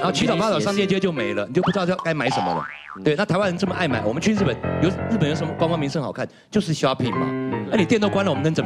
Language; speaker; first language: Chinese; native; Chinese